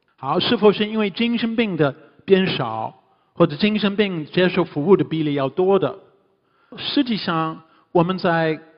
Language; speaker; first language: Chinese; non-native, fluent; English